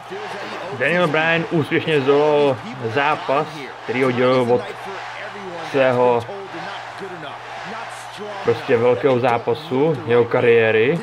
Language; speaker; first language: Czech; native; Czech